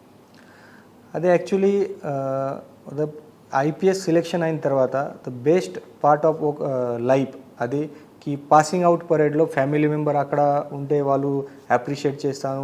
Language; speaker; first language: Telugu; non-native, local second language; Marathi